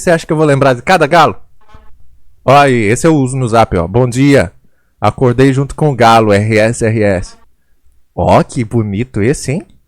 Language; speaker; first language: Portuguese; native; Portuguese